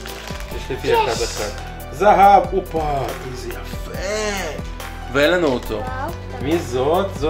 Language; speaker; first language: Hebrew; native; Hebrew